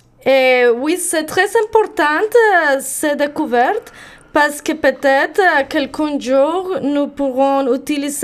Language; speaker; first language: French; non-native, learner; Spanish